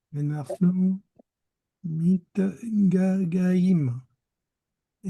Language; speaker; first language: Hebrew; non-native, learner; French